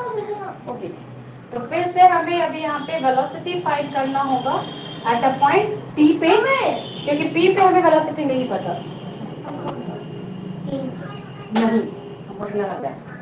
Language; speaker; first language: Hindi; native; Hindi